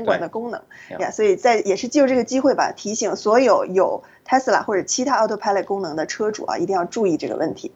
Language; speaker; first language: Chinese; native; Chinese